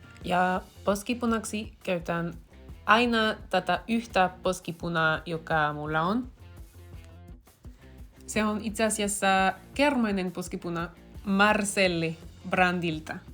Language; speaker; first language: Finnish; non-native, fluent; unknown